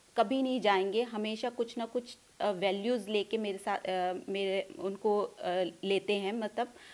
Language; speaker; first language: Hindi; non-native, local second language; Punjabi